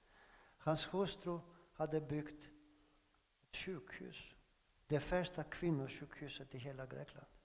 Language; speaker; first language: Swedish; non-native, fluent; Greek